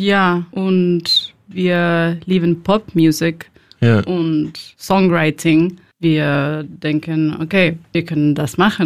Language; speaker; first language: German; non-native, learner; Spanish